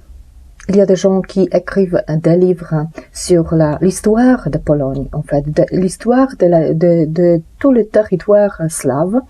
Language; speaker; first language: French; non-native, fluent; Polish